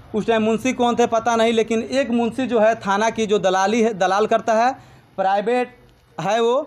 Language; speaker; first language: Hindi; native; Hindi